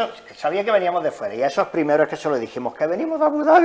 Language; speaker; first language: Spanish; native; Spanish